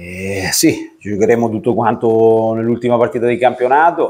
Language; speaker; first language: Italian; native; Italian